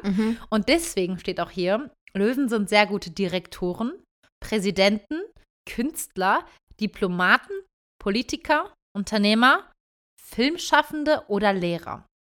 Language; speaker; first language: German; early bilingual, other home language; Turkish